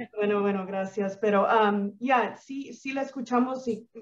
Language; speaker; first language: Spanish; early bilingual, heritage; Spanish